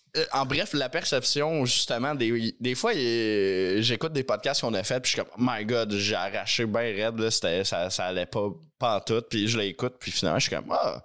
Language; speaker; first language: French; native; French